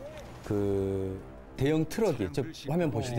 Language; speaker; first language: Korean; native; Korean